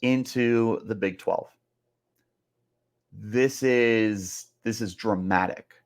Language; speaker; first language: English; native; English